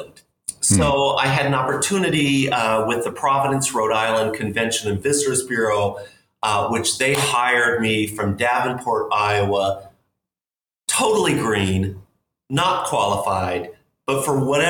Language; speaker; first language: English; native; English